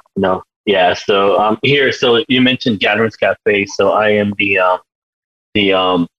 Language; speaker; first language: English; native; English